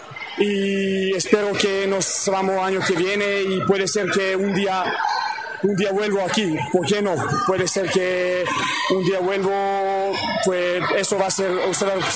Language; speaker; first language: Spanish; non-native, fluent; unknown